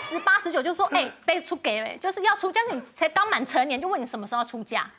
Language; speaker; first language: Chinese; native; Chinese